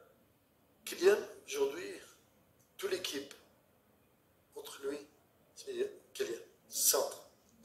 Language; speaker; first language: French; non-native, learner; Arabic